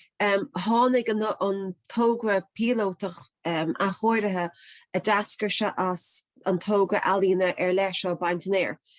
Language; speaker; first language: Irish; native; Irish